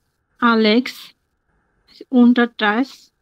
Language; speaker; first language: German; non-native, learner; Bangla